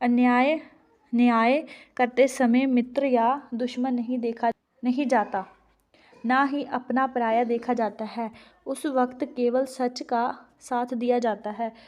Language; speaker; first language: Hindi; non-native, local second language; Punjabi